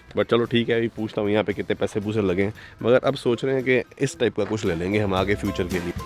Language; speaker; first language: Hindi; non-native, local second language; Punjabi